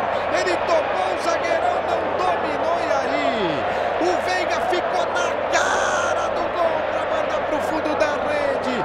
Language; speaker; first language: Portuguese; native; Portuguese